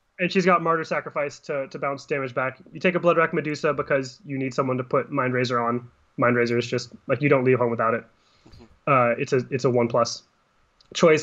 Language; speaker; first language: English; native; English